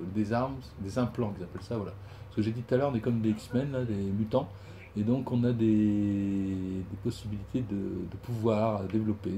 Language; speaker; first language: French; native; French